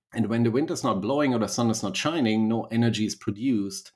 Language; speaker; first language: English; non-native, fluent; German